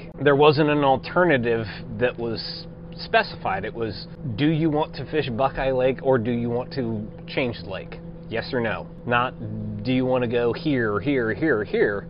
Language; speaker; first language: English; native; English